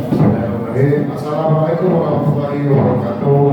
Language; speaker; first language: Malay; non-native, local second language; Minangkabau